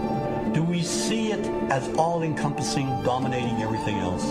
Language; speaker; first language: English; native; English